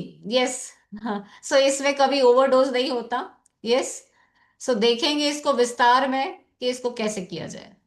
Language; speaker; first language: Hindi; native; Hindi